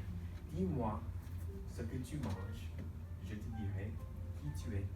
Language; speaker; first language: French; non-native, fluent; English